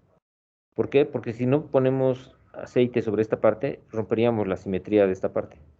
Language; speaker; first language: Spanish; native; Spanish